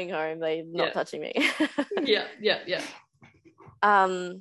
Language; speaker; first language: English; native; English